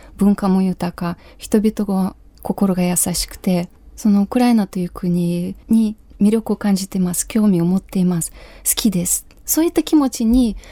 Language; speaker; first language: Japanese; non-native, fluent; Ukrainian